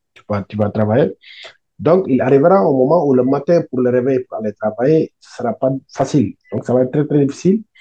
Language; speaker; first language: French; non-native, local second language; Wolof